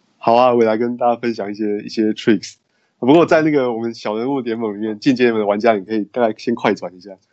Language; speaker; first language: Chinese; native; Chinese